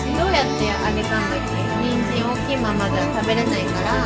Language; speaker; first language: Japanese; native; Japanese